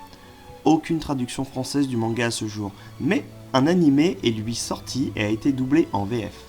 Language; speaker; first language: French; native; French